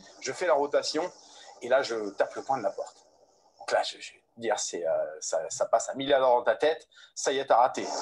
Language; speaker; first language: French; native; French